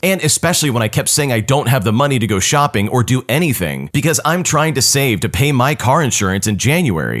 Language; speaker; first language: English; native; English